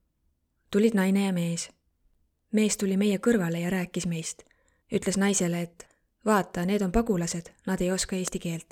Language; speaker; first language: Estonian; non-native, learner; Arabic